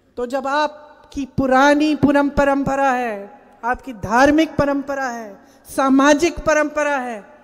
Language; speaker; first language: Hindi; native; Hindi